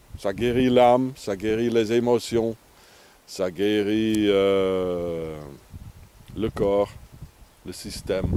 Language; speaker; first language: French; non-native, fluent; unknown